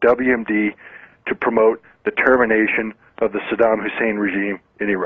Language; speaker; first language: English; native; English